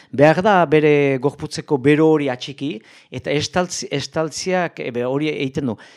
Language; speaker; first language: Basque; native; Basque